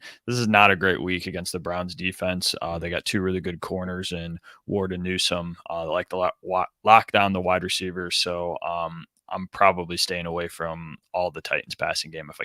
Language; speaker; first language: English; native; English